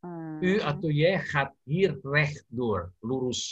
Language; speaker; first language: Dutch; non-native, learner; Indonesian